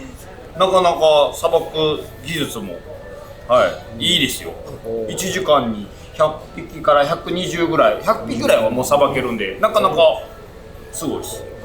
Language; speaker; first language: Japanese; native; Japanese